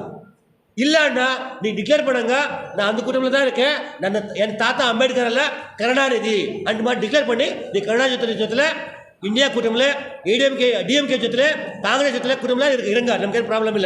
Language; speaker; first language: Tamil; non-native, learner; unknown